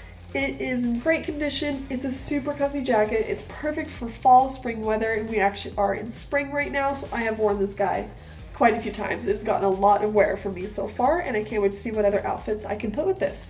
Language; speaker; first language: English; native; English